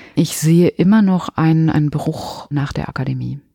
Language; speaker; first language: German; native; German